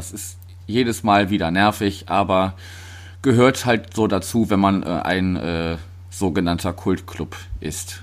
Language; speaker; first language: German; native; German